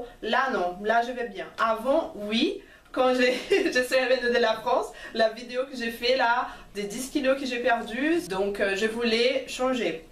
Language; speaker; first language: French; non-native, fluent; Portuguese